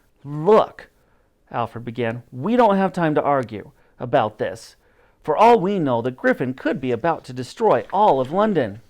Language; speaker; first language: English; native; English